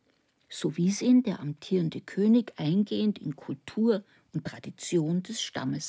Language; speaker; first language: German; native; German